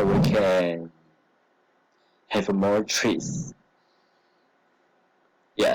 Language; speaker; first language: English; non-native, learner; Chinese